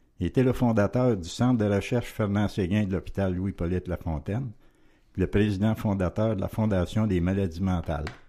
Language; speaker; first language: French; native; French